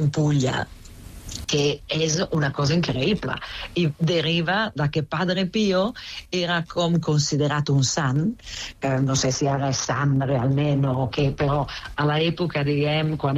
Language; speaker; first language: Catalan; non-native, fluent; Italian